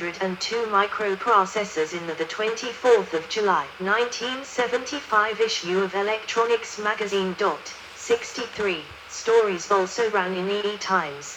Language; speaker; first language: English; non-native, learner; Danish